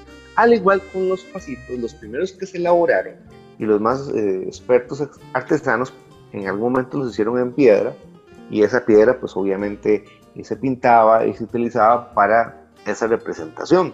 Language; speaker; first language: Spanish; native; Spanish